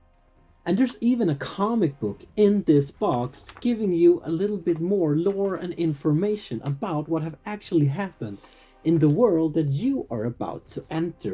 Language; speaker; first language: English; non-native, fluent; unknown